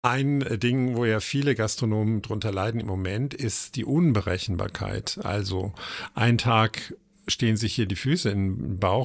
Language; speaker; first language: German; native; German